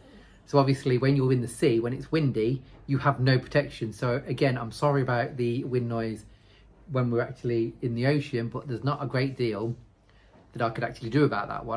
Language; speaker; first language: English; native; English